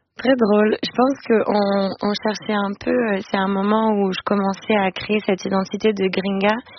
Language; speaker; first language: French; non-native, fluent; Portuguese